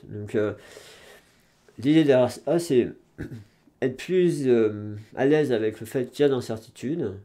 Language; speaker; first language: French; native; French